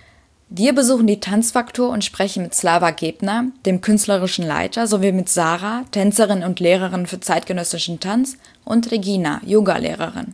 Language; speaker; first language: German; native; German